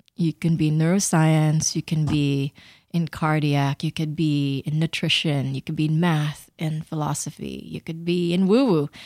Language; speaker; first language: English; early bilingual, other home language; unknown